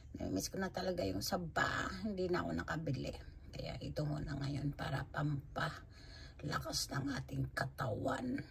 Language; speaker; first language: Filipino; non-native, local second language; Cebuano